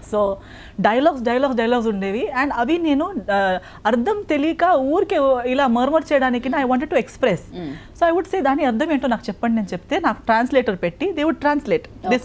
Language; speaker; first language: Telugu; non-native, learner; Konkani